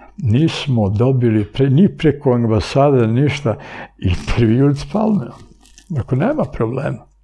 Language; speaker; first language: Serbian; early bilingual, other home language; Bulgarian